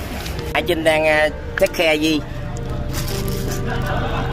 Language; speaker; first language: Vietnamese; native; Vietnamese